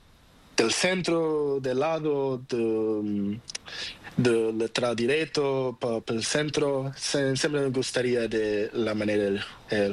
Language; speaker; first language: Spanish; non-native, learner; Portuguese